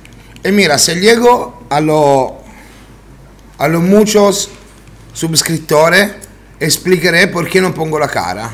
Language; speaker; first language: Spanish; non-native, fluent; Italian